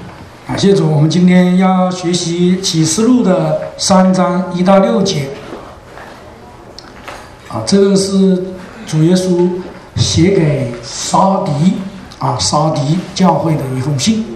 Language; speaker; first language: Chinese; native; Chinese